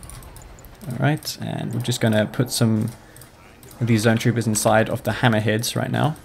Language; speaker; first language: English; native; English